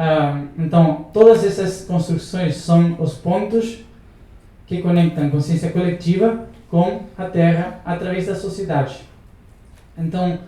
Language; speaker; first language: Portuguese; non-native, learner; Spanish